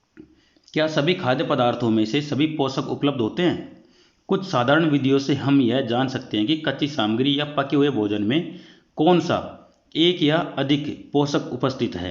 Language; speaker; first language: Hindi; native; Hindi